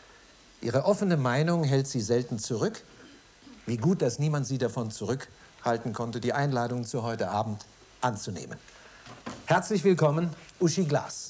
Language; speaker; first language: German; native; German